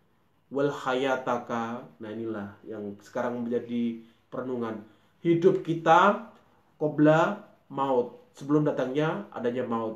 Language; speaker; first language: Indonesian; native; Indonesian